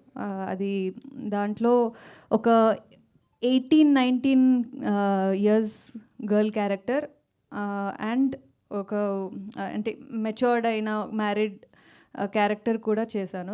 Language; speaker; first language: Telugu; non-native, local second language; Kannada